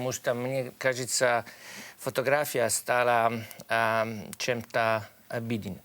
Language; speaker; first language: Russian; non-native, fluent; Italian